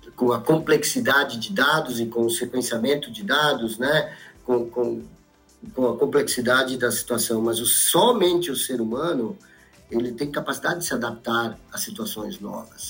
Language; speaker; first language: Portuguese; native; Portuguese